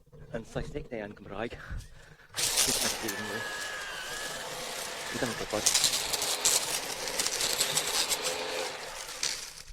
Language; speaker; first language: Welsh; non-native, learner; English